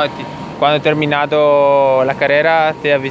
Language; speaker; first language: Spanish; non-native, learner; Italian